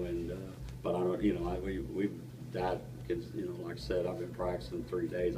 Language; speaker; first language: English; native; English